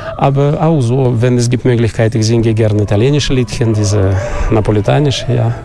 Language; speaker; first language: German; non-native, learner; Russian